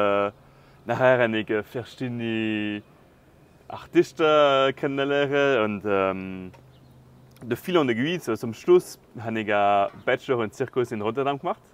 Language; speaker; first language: German; non-native, local second language; French